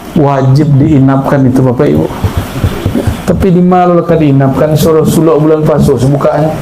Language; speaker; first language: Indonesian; non-native, local second language; Minangkabau